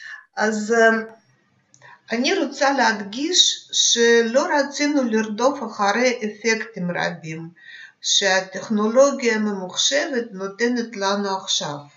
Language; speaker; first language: Hebrew; non-native, fluent; Russian